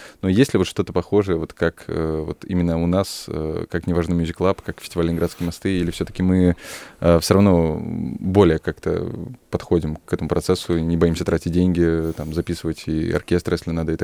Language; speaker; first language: Russian; native; Russian